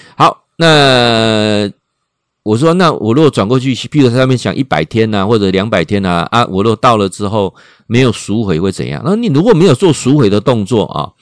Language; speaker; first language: Chinese; native; Chinese